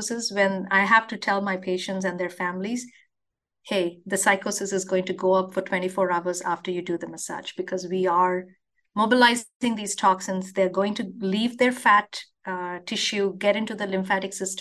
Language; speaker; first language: English; non-native, local second language; Telugu